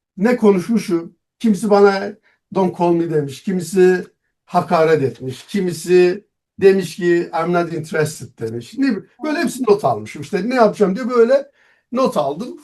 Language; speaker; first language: Turkish; non-native, local second language; Kurdish